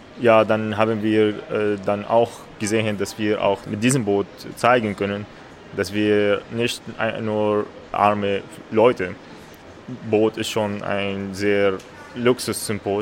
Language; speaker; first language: German; non-native, learner; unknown